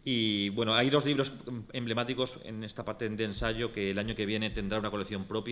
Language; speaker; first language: Spanish; native; Spanish